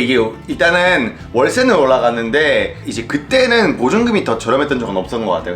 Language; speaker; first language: Korean; non-native, fluent; French